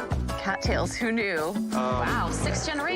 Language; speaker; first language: English; native; English